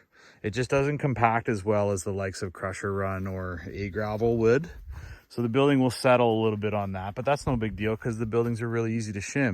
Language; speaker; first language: English; native; English